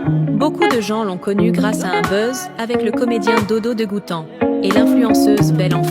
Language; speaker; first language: French; non-native, local second language; Haitian Creole